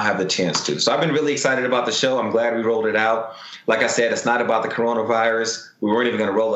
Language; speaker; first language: English; native; English